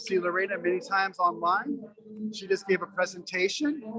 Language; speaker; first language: English; native; English